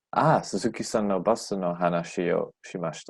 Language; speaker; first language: Japanese; non-native, learner; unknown